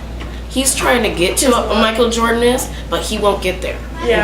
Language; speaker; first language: English; native; English